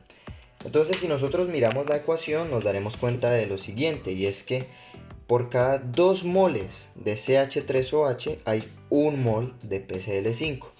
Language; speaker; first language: Spanish; native; Spanish